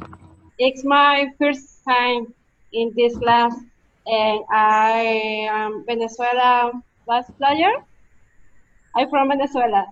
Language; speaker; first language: English; non-native, learner; Spanish